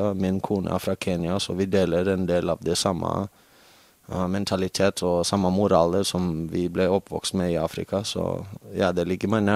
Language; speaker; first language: Norwegian; non-native, fluent; English